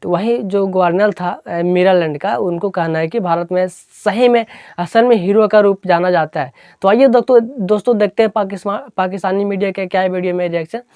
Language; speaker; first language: Hindi; native; Hindi